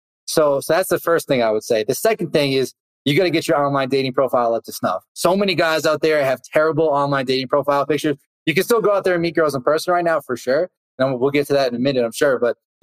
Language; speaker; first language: English; native; English